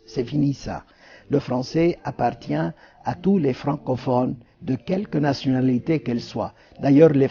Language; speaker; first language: French; non-native, fluent; Turkish